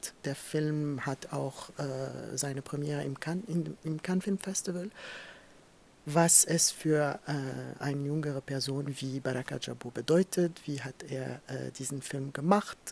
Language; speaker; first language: German; non-native, fluent; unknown